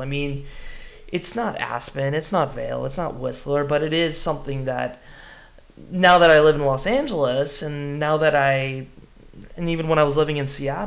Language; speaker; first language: English; native; English